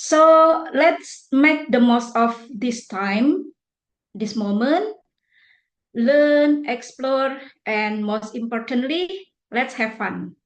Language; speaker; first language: English; non-native, fluent; Indonesian